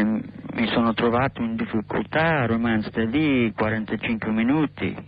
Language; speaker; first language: Italian; non-native, learner; English